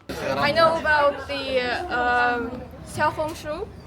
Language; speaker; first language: English; non-native, fluent; Russian